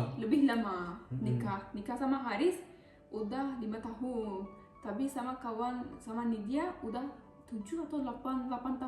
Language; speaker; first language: Indonesian; non-native, learner; Turkish